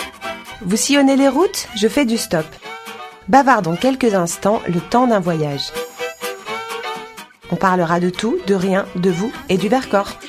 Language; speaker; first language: French; native; French